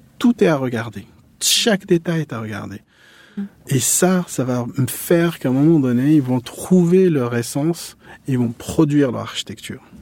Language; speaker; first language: French; non-native, local second language; Arabic